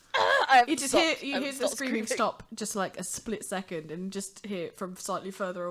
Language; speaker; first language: English; native; English